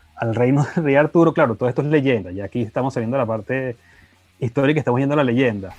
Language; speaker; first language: Spanish; native; Spanish